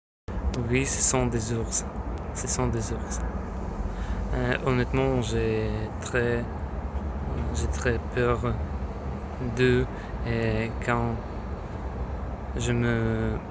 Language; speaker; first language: French; non-native, learner; Russian